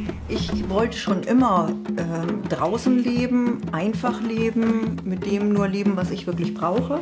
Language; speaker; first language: German; native; German